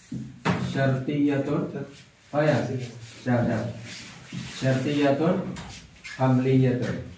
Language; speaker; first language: Arabic; non-native, fluent; Indonesian